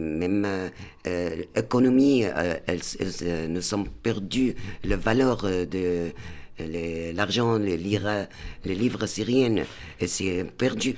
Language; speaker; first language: French; non-native, learner; Arabic